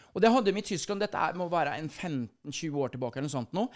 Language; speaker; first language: Norwegian; native; Norwegian